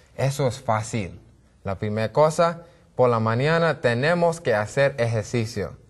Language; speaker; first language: Spanish; non-native, learner; English